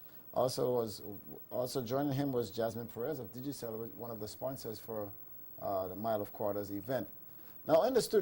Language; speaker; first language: English; native; English